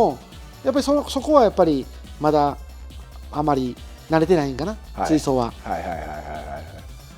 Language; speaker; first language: Japanese; native; Japanese